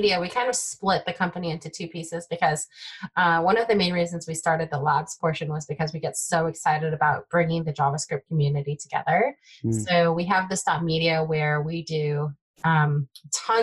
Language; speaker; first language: English; early bilingual, other home language; Min Nan Chinese